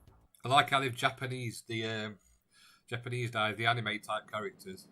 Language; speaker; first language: English; native; English